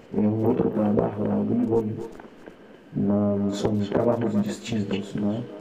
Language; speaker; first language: Spanish; non-native, learner; Portuguese